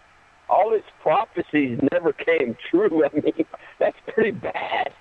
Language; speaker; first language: English; native; English